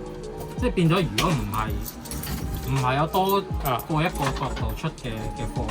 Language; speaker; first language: Chinese; native; Chinese